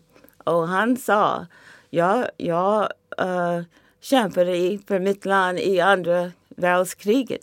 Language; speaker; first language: Swedish; non-native, fluent; English